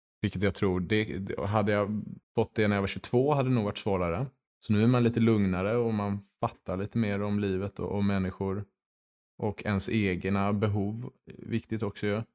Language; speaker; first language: Swedish; early bilingual, heritage; Swedish